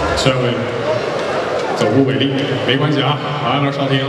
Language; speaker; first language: Chinese; native; Chinese